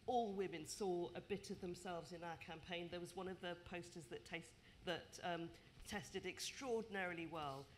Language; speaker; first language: English; native; English